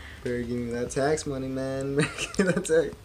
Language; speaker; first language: English; native; English